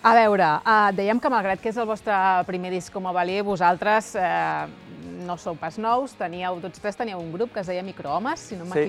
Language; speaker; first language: Catalan; native; Catalan